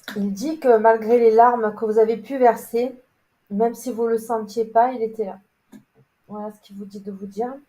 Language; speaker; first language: French; native; French